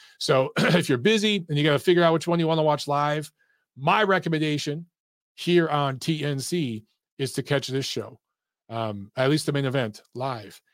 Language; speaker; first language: English; native; English